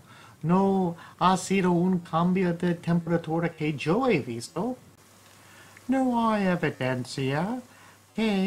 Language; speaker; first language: Spanish; non-native, learner; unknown